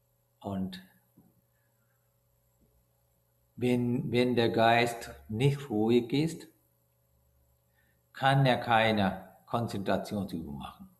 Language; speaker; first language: German; non-native, learner; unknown